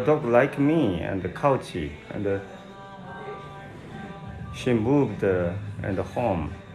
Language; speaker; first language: English; non-native, learner; Korean